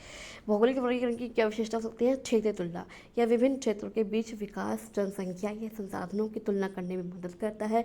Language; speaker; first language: Hindi; native; Hindi